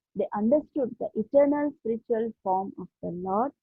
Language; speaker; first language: English; non-native, local second language; Hindi